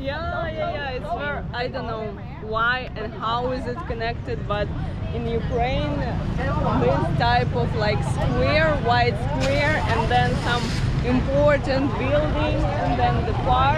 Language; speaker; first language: English; non-native, fluent; Ukrainian